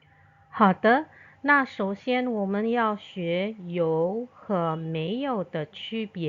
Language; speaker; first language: Chinese; non-native, fluent; Indonesian